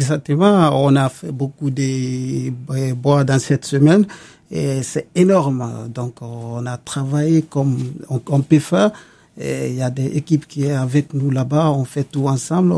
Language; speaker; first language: French; non-native, local second language; Bambara